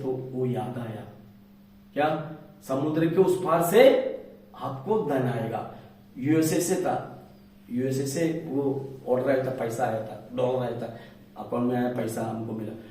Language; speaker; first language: Hindi; non-native, local second language; Malayalam